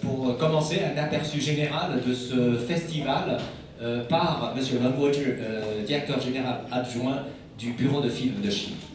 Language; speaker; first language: French; non-native, fluent; Chinese